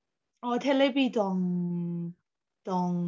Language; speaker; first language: Korean; non-native, learner; Burmese